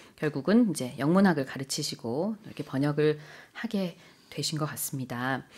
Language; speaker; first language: Korean; native; Korean